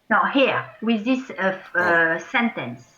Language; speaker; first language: English; non-native, fluent; French